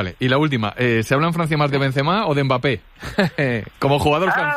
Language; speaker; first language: Spanish; native; Spanish